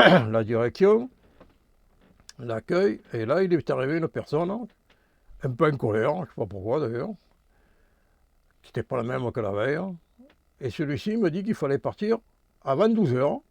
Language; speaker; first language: French; native; French